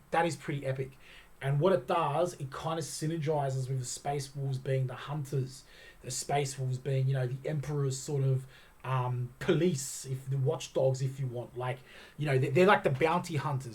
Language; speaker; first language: English; native; English